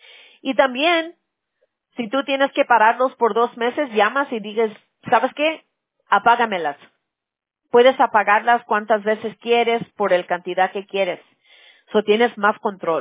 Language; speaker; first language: Spanish; early bilingual, heritage; Spanish